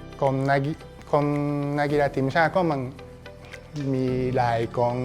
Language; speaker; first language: Thai; non-native, learner; Japanese